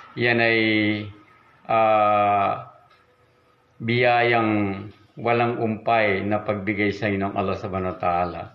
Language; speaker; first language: Filipino; native; Filipino